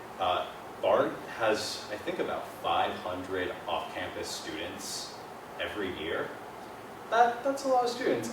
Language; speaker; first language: English; native; English